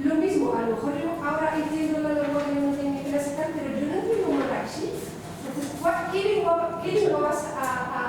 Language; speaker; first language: Spanish; non-native, fluent; Arabic